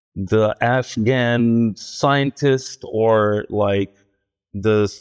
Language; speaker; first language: English; early bilingual, heritage; Hebrew